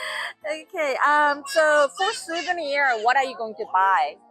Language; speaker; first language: English; non-native, fluent; Japanese